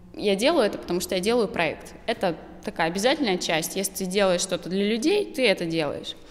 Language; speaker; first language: Russian; native; Russian